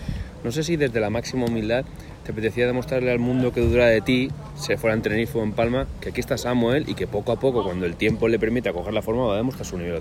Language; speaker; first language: Spanish; native; Spanish